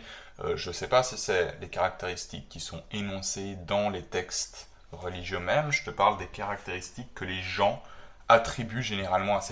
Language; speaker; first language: French; native; French